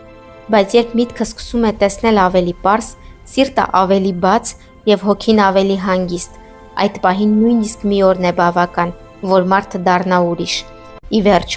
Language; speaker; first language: Armenian; native; Armenian